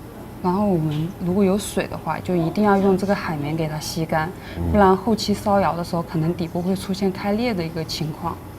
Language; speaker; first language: Chinese; native; Chinese